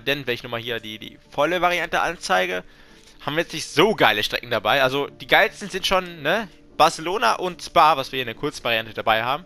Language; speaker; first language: German; native; German